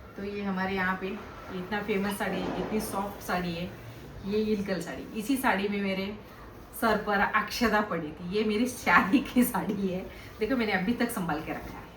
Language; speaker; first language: Hindi; non-native, local second language; Kannada